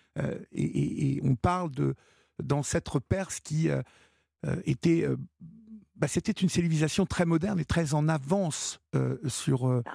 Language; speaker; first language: French; native; French